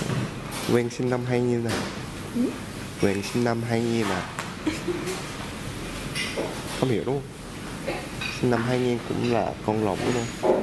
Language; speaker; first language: Vietnamese; non-native, fluent; Japanese